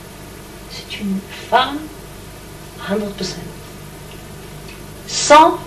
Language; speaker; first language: French; non-native, learner; Hebrew